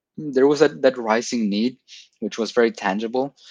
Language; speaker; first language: English; non-native, fluent; Spanish